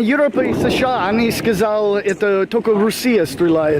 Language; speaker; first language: Russian; non-native, learner; English